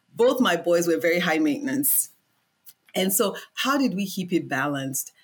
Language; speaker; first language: English; non-native, local second language; Yoruba